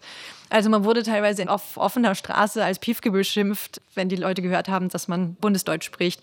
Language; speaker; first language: German; native; German